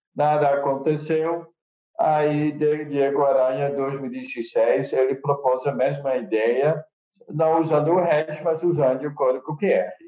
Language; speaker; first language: Portuguese; non-native, fluent; Dutch